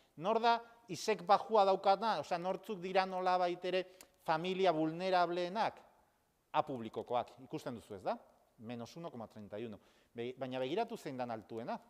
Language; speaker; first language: Basque; non-native, local second language; Spanish